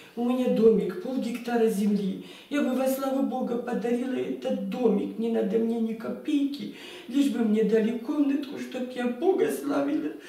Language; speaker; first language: Russian; native; Russian